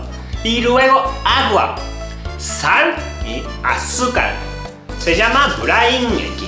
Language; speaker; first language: Spanish; non-native, fluent; Japanese